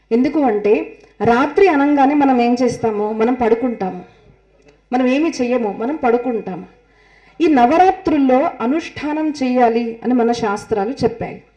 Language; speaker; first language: Telugu; non-native, local second language; Marathi